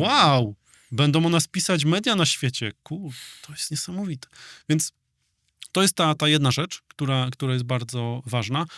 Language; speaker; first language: Polish; native; Polish